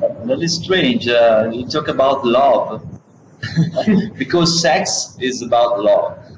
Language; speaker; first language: English; non-native, learner; Italian